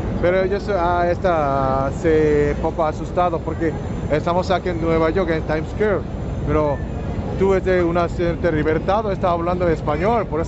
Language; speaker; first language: Spanish; non-native, learner; Korean